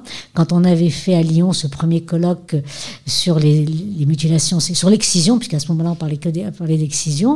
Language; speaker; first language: French; native; French